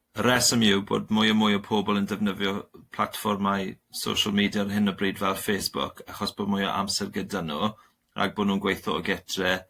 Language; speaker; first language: Welsh; non-native, local second language; English